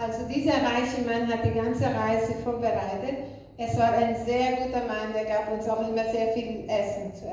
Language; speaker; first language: German; non-native, fluent; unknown